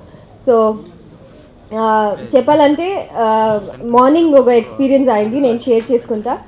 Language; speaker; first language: Telugu; non-native, learner; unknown